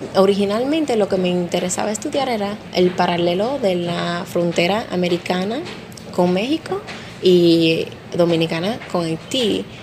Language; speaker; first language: Spanish; early bilingual, heritage; Spanish